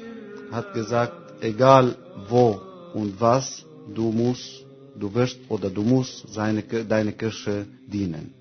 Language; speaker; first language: German; non-native, fluent; Arabic